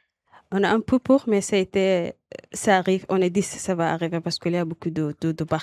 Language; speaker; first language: French; non-native, learner; Arabic